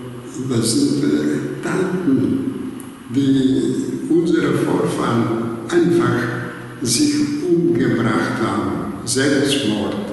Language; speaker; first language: German; non-native, learner; Greek